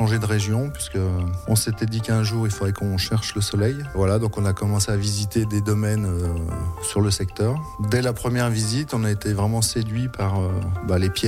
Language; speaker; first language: French; native; French